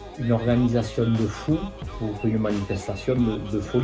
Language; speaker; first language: French; native; French